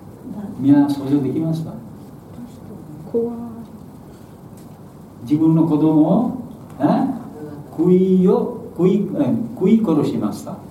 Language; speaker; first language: Japanese; non-native, learner; Bangla